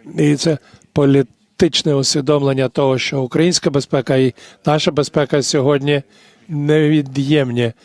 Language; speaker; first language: Ukrainian; non-native, fluent; English